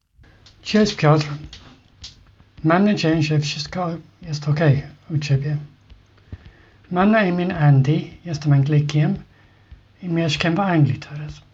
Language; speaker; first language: Polish; non-native, fluent; English